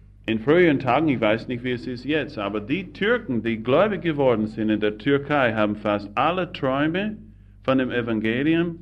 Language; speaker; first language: German; non-native, fluent; English